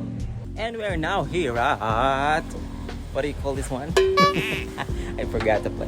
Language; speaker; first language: English; non-native, local second language; Filipino